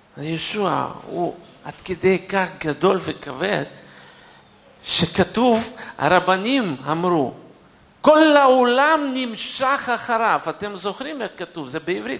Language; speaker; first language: Hebrew; non-native, fluent; Russian